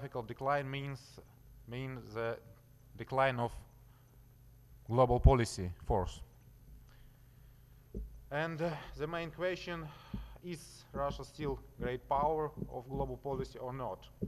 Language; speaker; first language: English; non-native, learner; Russian